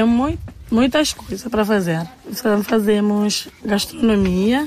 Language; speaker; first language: Portuguese; non-native, local second language; Kabuverdianu